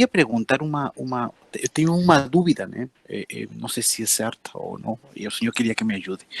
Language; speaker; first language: Portuguese; non-native, fluent; Spanish